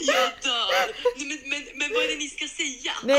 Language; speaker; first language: Swedish; early bilingual, other home language; Kurdish